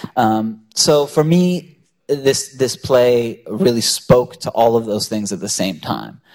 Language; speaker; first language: English; native; English